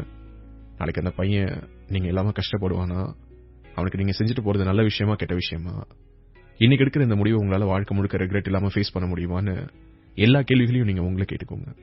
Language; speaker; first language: Tamil; native; Tamil